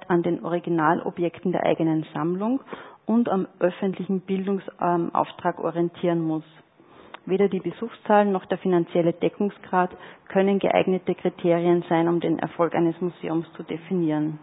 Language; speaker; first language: German; native; German